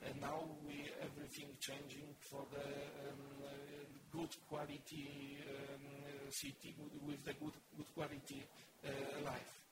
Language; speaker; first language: English; non-native, learner; Polish